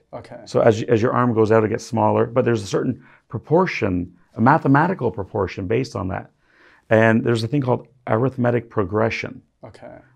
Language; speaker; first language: English; native; English